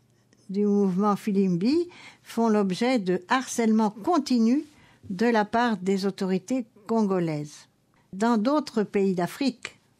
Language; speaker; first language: French; native; French